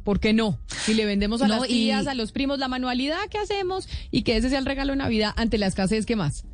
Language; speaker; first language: Spanish; native; Spanish